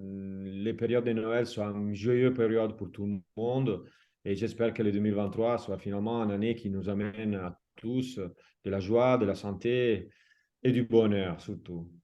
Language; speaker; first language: French; non-native, fluent; Italian